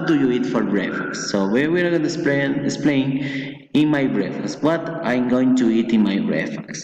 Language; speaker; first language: English; non-native, fluent; Spanish